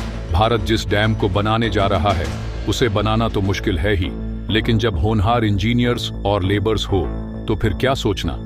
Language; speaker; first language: Hindi; native; Hindi